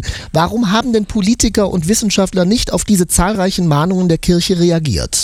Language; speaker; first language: German; native; German